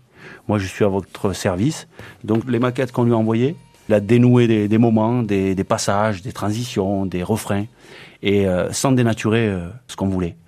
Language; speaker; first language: French; early bilingual, other home language; Arabic